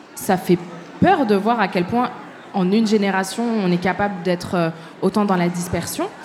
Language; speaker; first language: French; early bilingual, other home language; Arabic